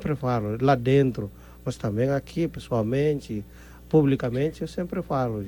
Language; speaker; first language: Portuguese; non-native, fluent; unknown